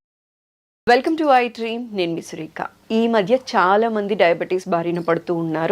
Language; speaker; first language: Telugu; native; Telugu